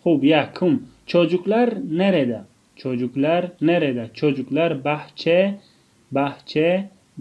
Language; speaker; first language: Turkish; non-native, fluent; Tajik